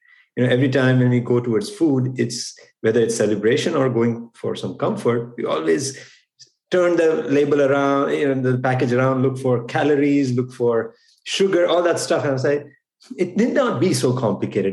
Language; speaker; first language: English; non-native, local second language; Gujarati